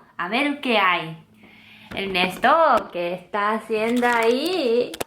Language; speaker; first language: Spanish; non-native, fluent; Japanese